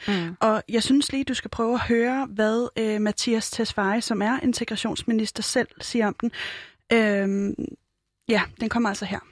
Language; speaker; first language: Danish; native; Danish